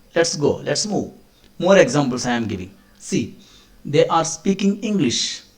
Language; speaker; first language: English; non-native, local second language; Telugu